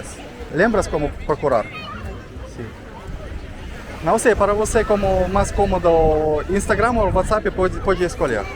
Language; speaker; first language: Portuguese; non-native, learner; Russian